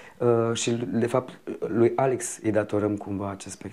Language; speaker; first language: Romanian; native; Romanian